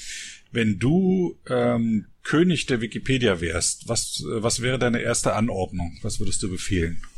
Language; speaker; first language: German; native; German